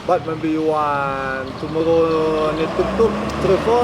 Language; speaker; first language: English; non-native, learner; Indonesian